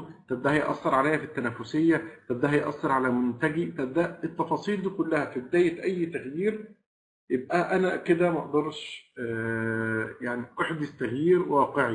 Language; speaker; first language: Arabic; native; Arabic